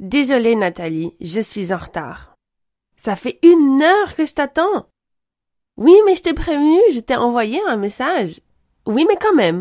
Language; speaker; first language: French; native; French